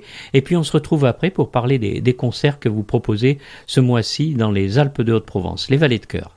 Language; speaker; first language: French; native; French